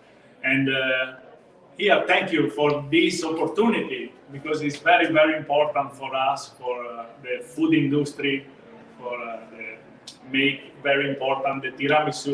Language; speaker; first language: English; non-native, learner; Italian